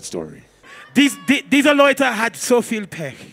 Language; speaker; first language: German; non-native, learner; English